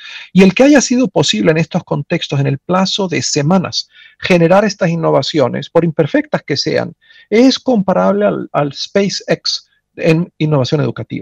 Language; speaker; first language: Spanish; native; Spanish